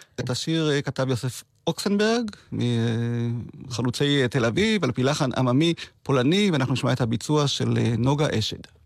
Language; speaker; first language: Hebrew; native; Hebrew